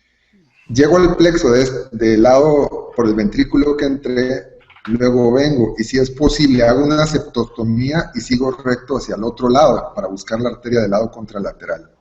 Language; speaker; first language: Spanish; native; Spanish